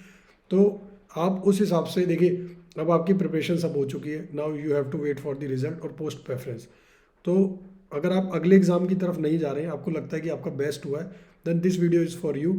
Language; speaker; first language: Hindi; native; Hindi